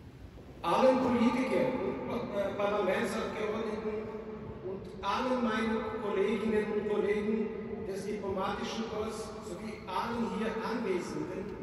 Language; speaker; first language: German; non-native, fluent; Ukrainian